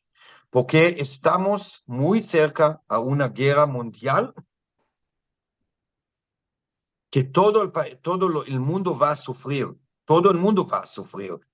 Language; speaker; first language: Spanish; non-native, fluent; Hebrew